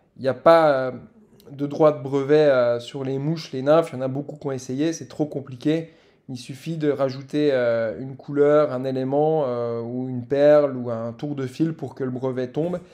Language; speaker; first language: French; native; French